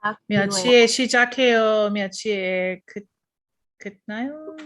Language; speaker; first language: Korean; non-native, learner; English